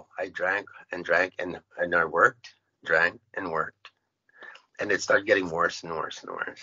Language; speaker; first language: English; non-native, fluent; Cree